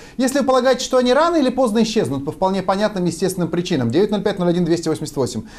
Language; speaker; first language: Russian; native; Russian